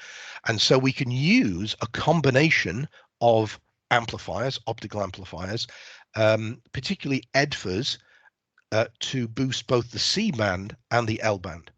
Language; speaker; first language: English; native; English